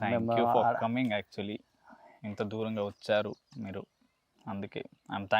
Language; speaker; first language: Telugu; non-native, learner; Kannada